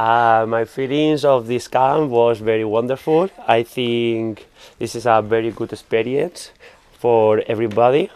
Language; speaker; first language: English; non-native, learner; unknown